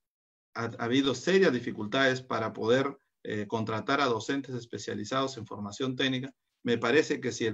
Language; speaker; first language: Spanish; native; Spanish